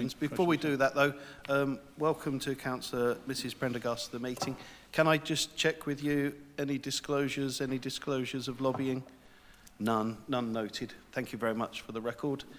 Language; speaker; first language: English; native; English